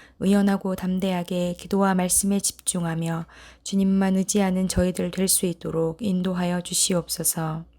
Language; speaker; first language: Korean; native; Korean